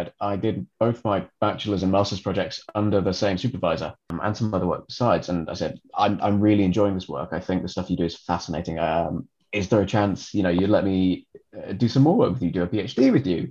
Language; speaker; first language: English; native; English